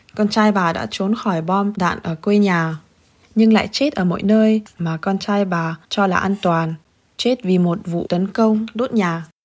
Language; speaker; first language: Vietnamese; early bilingual, heritage; Vietnamese